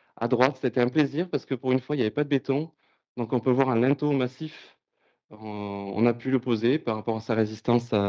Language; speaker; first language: French; native; French